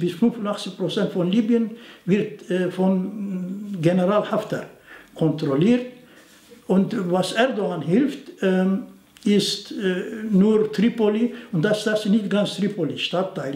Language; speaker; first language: German; non-native, fluent; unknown